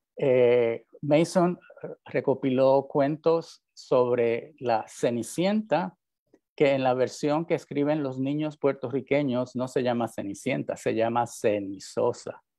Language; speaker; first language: Spanish; native; Spanish